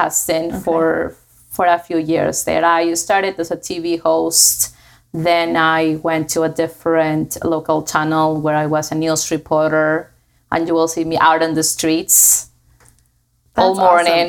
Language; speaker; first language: English; non-native, fluent; Spanish